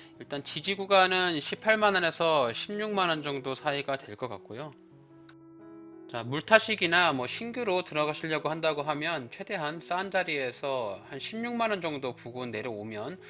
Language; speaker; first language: Korean; native; Korean